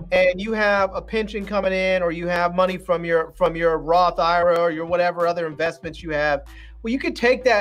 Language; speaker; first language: English; native; English